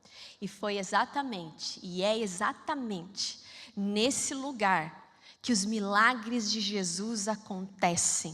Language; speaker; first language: Portuguese; native; Portuguese